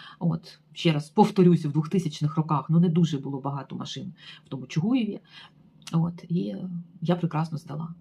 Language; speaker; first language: Ukrainian; native; Ukrainian